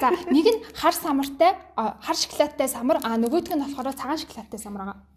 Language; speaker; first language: Mongolian; native; Mongolian